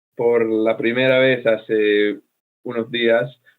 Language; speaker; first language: Spanish; non-native, fluent; English